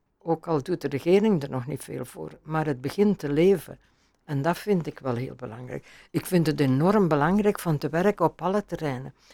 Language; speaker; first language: Dutch; native; Dutch